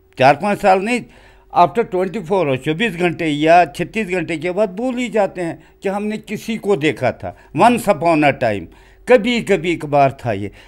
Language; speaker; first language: Hindi; non-native, local second language; Kashmiri